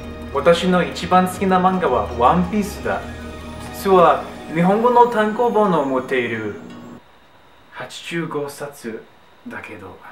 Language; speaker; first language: Japanese; non-native, learner; English